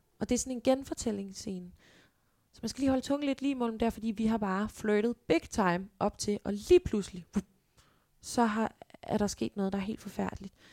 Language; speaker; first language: Danish; native; Danish